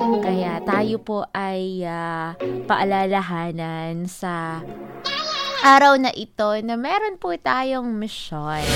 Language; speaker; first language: Filipino; non-native, local second language; Hiligaynon